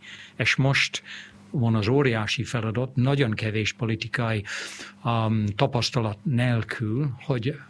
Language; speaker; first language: Hungarian; non-native, fluent; English